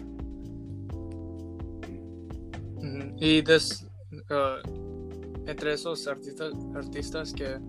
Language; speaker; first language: Spanish; early bilingual, heritage; Spanish